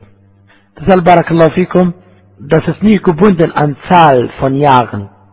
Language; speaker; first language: German; non-native, fluent; Arabic